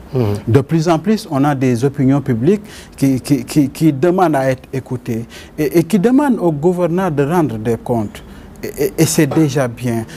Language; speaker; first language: French; non-native, local second language; Wolof